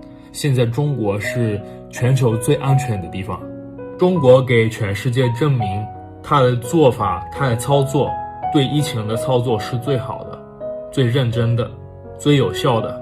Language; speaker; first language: Chinese; non-native, fluent; Italian